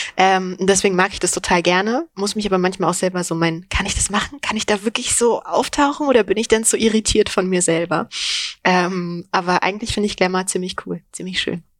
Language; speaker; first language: German; early bilingual, other home language; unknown